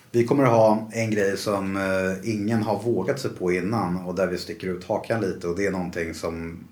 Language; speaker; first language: Swedish; native; Swedish